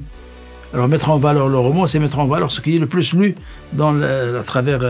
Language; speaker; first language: French; non-native, local second language; Arabic